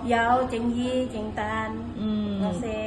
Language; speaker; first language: Cantonese; non-native, learner; Indonesian